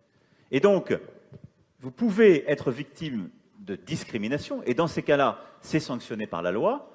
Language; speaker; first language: French; native; French